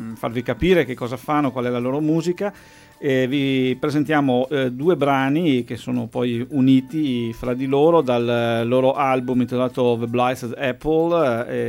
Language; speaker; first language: Italian; native; Italian